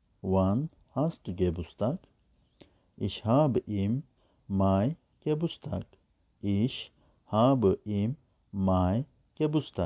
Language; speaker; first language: German; non-native, learner; Turkish